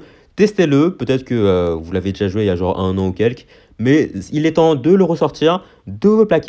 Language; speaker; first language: French; native; French